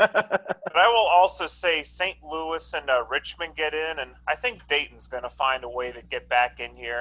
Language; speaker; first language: English; native; English